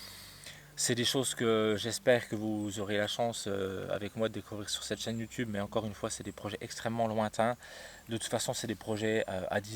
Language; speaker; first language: French; native; French